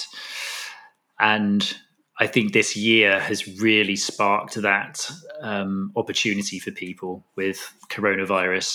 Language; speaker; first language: English; native; English